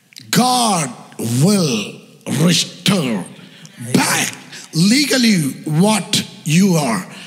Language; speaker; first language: English; non-native, local second language; Malayalam